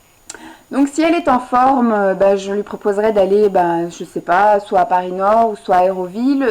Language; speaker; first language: French; native; French